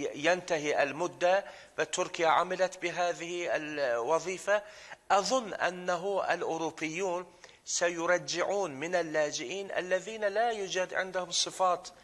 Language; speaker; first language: Arabic; non-native, fluent; Turkish